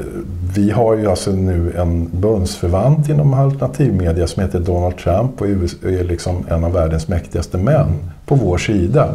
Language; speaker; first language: Swedish; native; Swedish